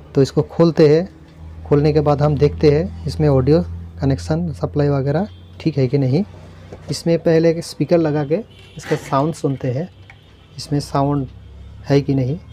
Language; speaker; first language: Hindi; native; Hindi